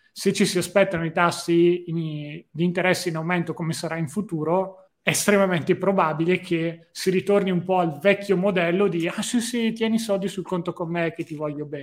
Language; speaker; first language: Italian; native; Italian